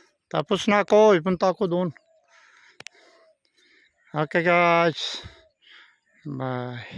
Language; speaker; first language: Filipino; non-native, learner; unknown